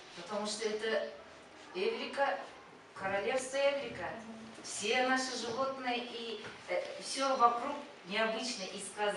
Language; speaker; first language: Russian; non-native, local second language; Kazakh